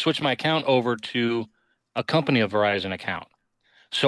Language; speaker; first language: English; native; English